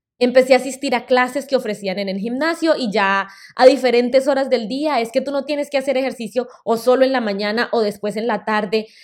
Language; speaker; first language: Spanish; native; Spanish